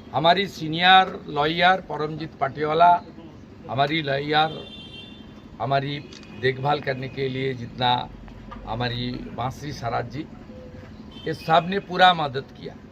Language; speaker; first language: Hindi; non-native, local second language; Bangla